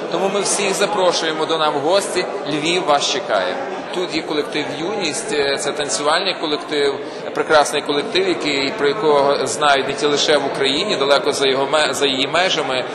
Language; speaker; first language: Ukrainian; native; Ukrainian